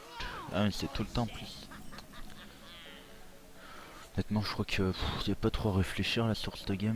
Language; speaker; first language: French; native; French